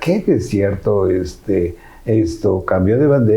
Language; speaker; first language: Spanish; native; Spanish